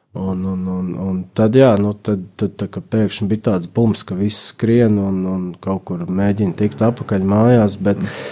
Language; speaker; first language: Latvian; native; Latvian